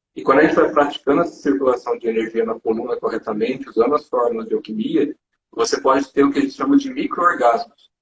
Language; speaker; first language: Portuguese; native; Portuguese